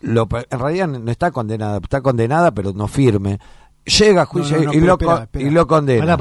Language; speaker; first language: Spanish; native; Spanish